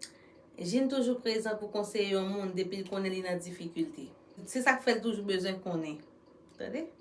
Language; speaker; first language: French; non-native, learner; Haitian Creole